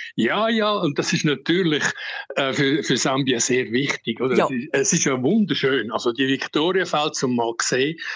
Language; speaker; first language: German; native; German